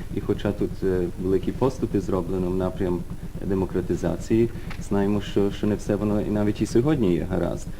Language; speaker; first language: Ukrainian; early bilingual, heritage; Ukrainian